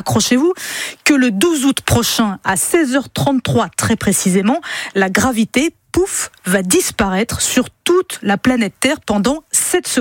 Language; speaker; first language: French; native; French